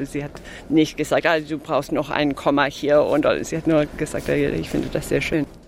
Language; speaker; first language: German; non-native, fluent; English